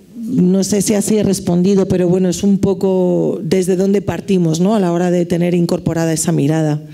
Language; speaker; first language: Spanish; native; Spanish